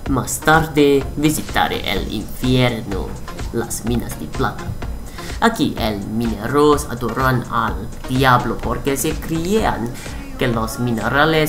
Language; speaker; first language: Spanish; non-native, learner; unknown